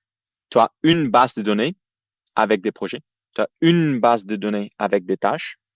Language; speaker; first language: French; non-native, fluent; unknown